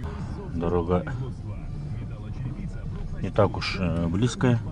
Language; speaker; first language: Russian; non-native, local second language; Yakut